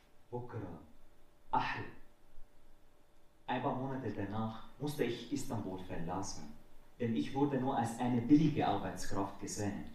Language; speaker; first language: German; non-native, fluent; Arabic